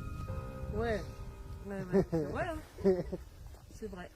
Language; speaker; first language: French; native; French